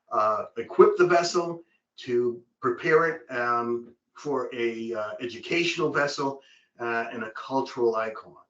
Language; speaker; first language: English; native; English